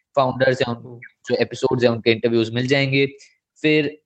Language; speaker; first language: Hindi; native; Hindi